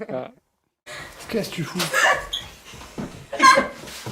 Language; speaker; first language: French; native; French